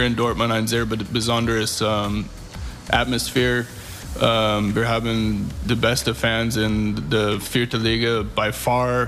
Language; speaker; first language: German; non-native, learner; English